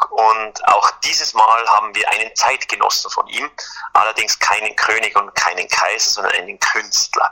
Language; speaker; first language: German; native; German